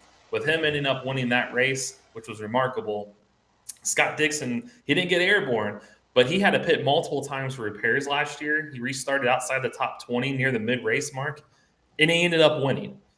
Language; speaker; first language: English; native; English